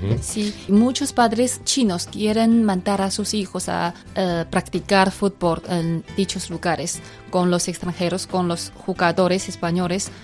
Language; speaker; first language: Spanish; non-native, fluent; Chinese